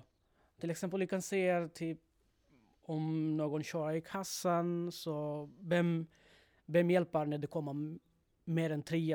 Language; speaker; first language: Swedish; non-native, learner; Bangla